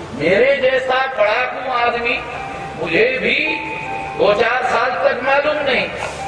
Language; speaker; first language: Hindi; non-native, local second language; Marathi